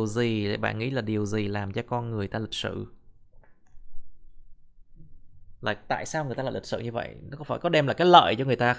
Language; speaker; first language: Vietnamese; native; Vietnamese